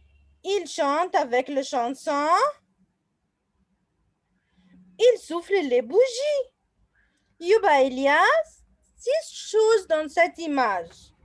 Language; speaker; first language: French; non-native, fluent; Arabic